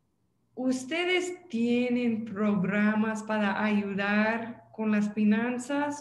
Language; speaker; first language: Spanish; non-native, fluent; English